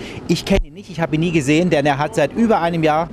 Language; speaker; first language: German; native; German